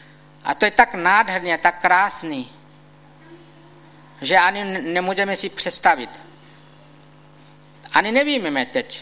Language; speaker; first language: Czech; non-native, fluent; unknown